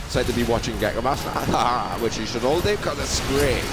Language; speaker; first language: English; native; English